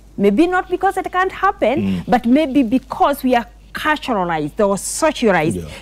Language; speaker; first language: English; non-native, local second language; Kikuyu